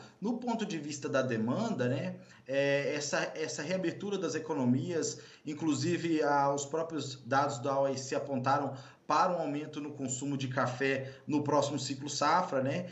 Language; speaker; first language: Portuguese; native; Portuguese